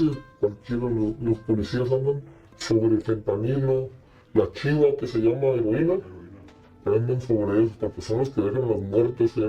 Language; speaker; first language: Spanish; native; Spanish